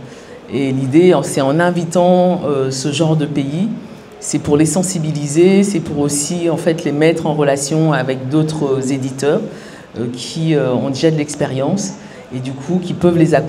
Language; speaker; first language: French; native; French